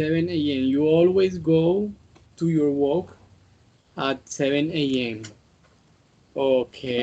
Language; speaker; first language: English; non-native, learner; Spanish